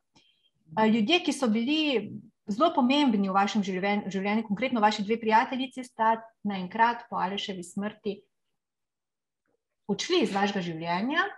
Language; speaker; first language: Slovenian; native; Slovenian